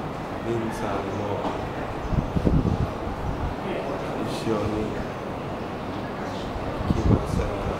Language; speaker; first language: Japanese; non-native, learner; Chinese